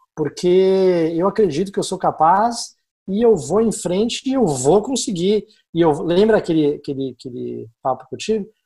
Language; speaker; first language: Portuguese; native; Portuguese